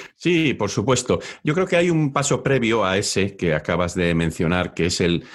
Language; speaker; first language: Spanish; native; Spanish